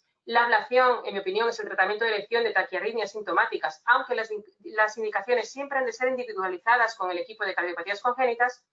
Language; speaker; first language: Spanish; native; Spanish